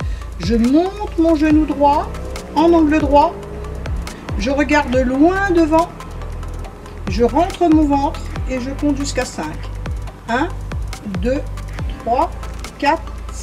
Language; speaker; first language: French; native; French